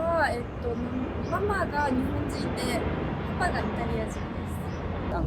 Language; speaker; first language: Japanese; native; Japanese